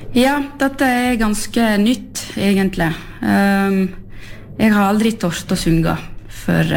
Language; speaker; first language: Norwegian; non-native, fluent; French